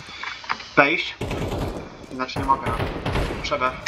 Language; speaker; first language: Polish; native; Polish